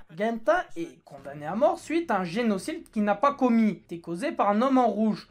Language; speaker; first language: French; native; French